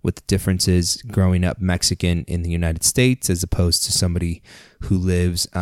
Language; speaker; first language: English; early bilingual, other home language; Spanish